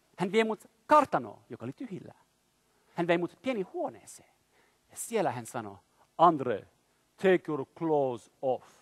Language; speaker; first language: Finnish; non-native, fluent; French